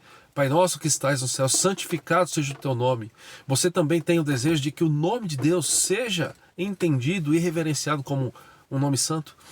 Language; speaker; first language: Portuguese; native; Portuguese